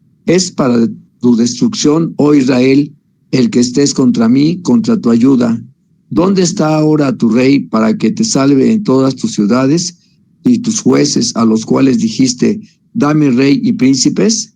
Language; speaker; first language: Spanish; native; Spanish